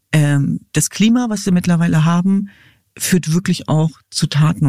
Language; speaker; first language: German; early bilingual, other home language; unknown